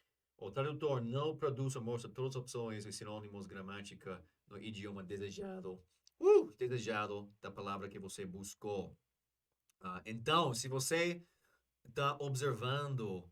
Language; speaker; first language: Portuguese; non-native, learner; English